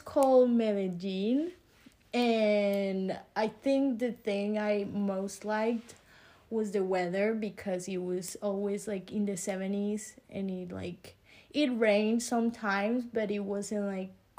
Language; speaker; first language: English; early bilingual, other home language; Spanish